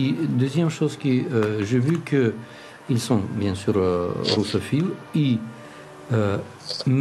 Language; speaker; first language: French; non-native, learner; Russian